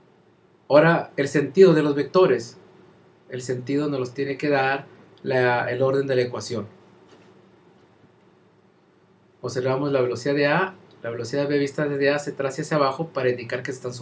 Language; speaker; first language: Spanish; native; Spanish